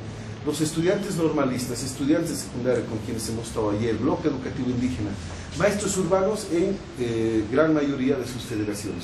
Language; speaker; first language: Spanish; native; Spanish